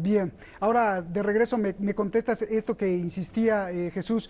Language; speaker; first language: Spanish; native; Spanish